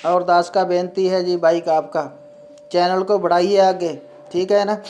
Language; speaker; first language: Hindi; non-native, local second language; Punjabi